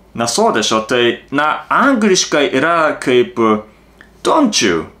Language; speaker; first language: Lithuanian; non-native, learner; Japanese